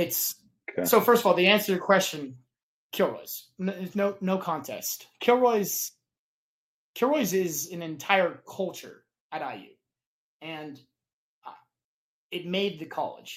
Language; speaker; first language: English; native; English